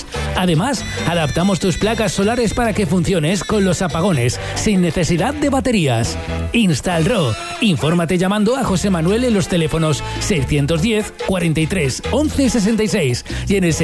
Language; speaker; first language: Spanish; native; Spanish